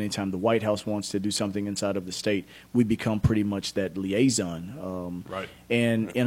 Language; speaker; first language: English; native; English